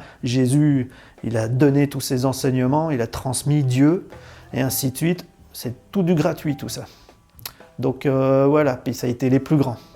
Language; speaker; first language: French; native; French